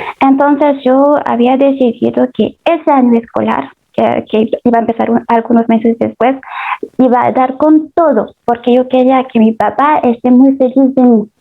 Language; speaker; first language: Spanish; early bilingual, heritage; Spanish